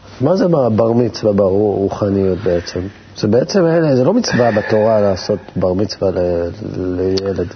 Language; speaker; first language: Hebrew; native; Hebrew